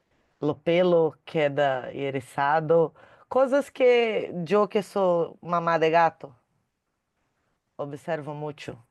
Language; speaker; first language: Spanish; non-native, learner; Portuguese